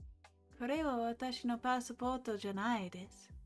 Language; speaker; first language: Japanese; non-native, learner; English